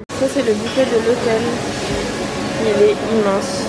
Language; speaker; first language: French; native; French